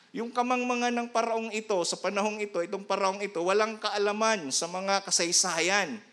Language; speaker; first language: Filipino; non-native, local second language; Bikol